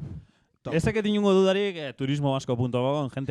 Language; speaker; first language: Basque; native; Basque